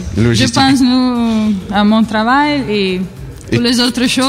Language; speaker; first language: French; non-native, learner; Italian